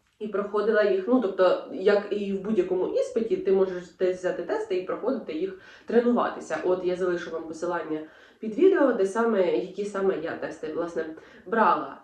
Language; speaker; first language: Ukrainian; non-native, local second language; Russian